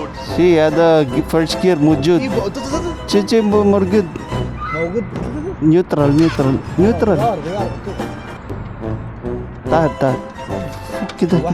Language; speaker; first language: Arabic; non-native, learner; Filipino